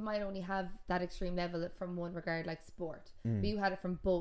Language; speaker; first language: English; native; English